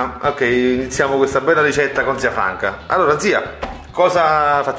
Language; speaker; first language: Italian; native; Italian